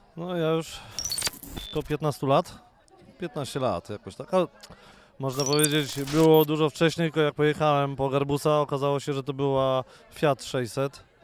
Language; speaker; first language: Polish; native; Polish